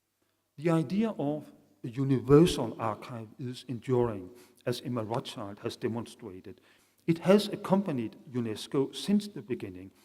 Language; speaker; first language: English; non-native, fluent; Danish